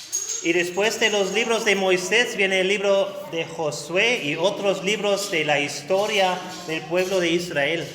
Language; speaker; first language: Spanish; non-native, fluent; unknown